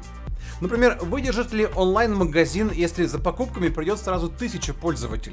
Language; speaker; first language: Russian; native; Russian